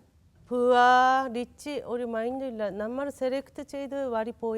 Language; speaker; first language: Malayalam; non-native, learner; Japanese